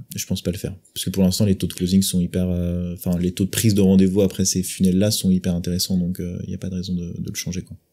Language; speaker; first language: French; native; French